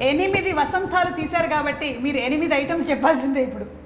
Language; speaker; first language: Telugu; native; Telugu